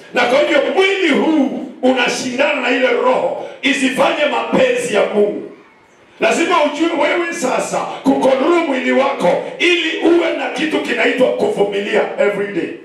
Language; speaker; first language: Swahili; non-native, local second language; Kamba